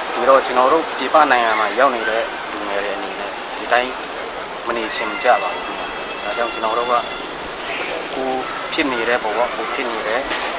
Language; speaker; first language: Burmese; non-native, local second language; Tedim Chin